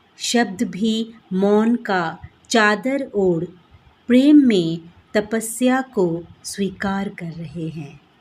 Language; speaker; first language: Hindi; non-native, local second language; Bangla